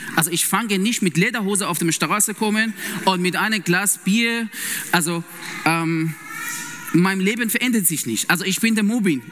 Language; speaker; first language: German; non-native, fluent; Persian